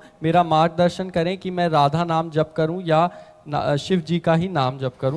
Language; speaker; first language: Hindi; native; Hindi